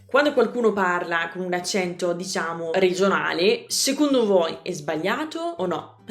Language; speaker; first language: Italian; non-native, fluent; English